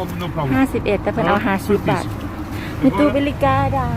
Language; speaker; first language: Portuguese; non-native, learner; Thai